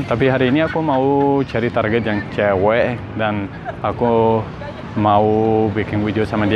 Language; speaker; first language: Indonesian; non-native, learner; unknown